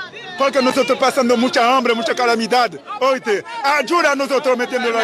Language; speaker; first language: Spanish; non-native, learner; Haitian Creole